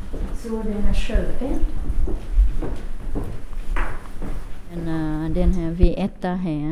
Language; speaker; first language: Swedish; non-native, learner; Vietnamese